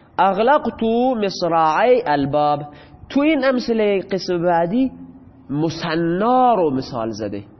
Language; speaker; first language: Persian; non-native, local second language; Baluchi